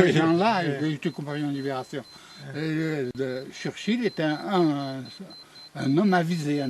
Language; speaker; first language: French; native; French